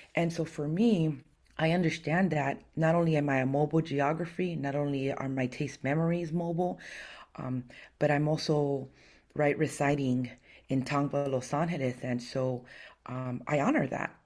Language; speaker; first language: English; early bilingual, other home language; Spanish